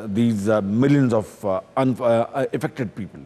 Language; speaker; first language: English; non-native, local second language; Punjabi